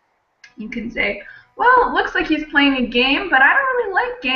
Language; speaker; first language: English; native; English